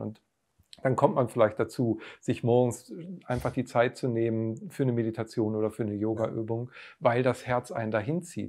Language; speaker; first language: German; native; German